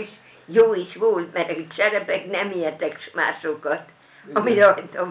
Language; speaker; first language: Hungarian; non-native, local second language; German